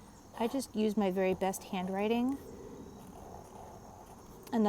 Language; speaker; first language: English; native; English